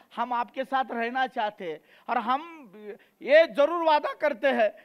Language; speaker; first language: Hindi; native; Hindi